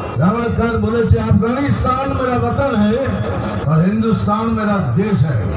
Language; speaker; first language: Hindi; non-native, local second language; Bangla